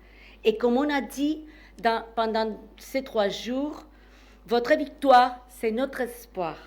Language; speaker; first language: French; non-native, fluent; Spanish